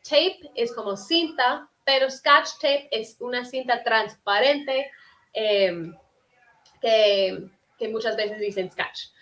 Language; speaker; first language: Spanish; early bilingual, heritage; Spanish